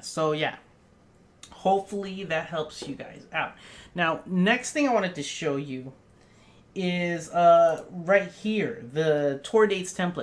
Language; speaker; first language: English; native; English